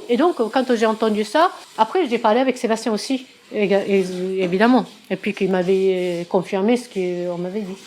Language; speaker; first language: French; non-native, fluent; Japanese